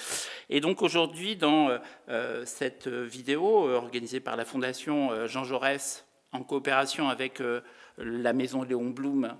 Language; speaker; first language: French; native; French